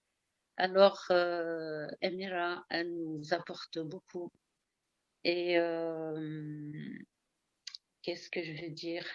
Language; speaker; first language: French; early bilingual, heritage; Arabic